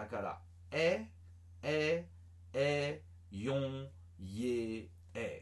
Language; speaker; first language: Japanese; non-native, learner; French